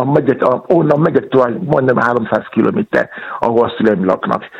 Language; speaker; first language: Hungarian; non-native, fluent; Yoruba